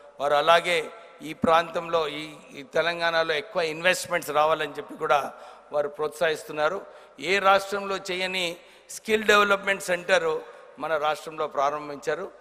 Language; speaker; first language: Telugu; non-native, local second language; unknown